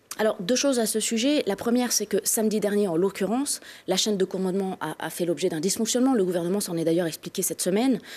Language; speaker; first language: French; native; French